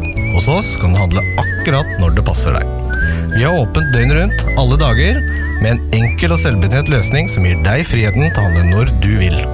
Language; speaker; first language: Norwegian; native; Norwegian